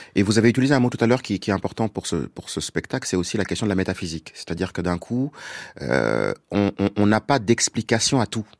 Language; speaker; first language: French; non-native, local second language; Wolof